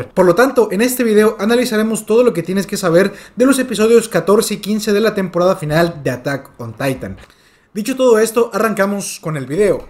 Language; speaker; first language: Spanish; native; Spanish